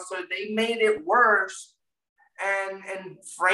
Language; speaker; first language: English; native; English